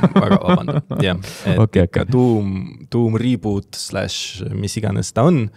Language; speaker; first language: Estonian; non-native, local second language; Russian